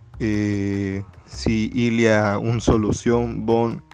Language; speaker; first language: French; non-native, learner; Spanish